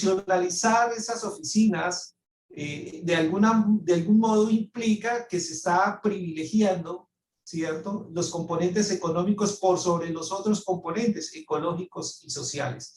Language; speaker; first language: Spanish; native; Spanish